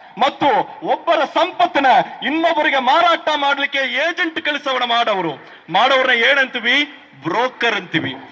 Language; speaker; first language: Kannada; non-native, local second language; Tamil